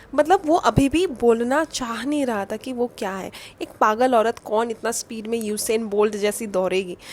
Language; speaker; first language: Hindi; non-native, local second language; Bangla